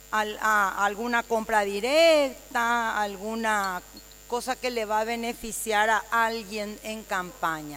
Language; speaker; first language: Spanish; native; Spanish